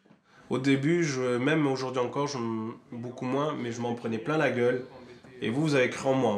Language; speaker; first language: French; native; French